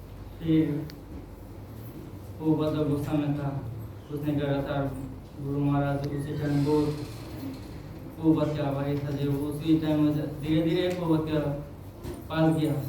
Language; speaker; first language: Hindi; non-native, local second language; Bangla